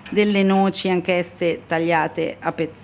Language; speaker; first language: Italian; native; Italian